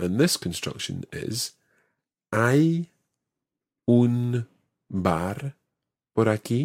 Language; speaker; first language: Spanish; non-native, fluent; English